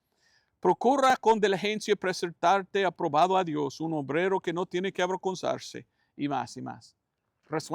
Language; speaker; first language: Spanish; non-native, fluent; English